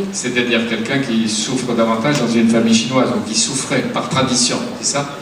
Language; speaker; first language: French; native; French